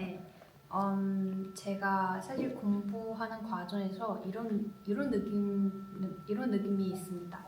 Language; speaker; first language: Korean; non-native, learner; Chinese